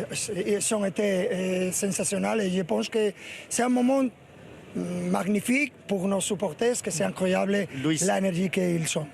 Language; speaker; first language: French; non-native, learner; Spanish